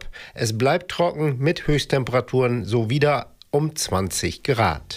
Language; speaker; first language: German; native; German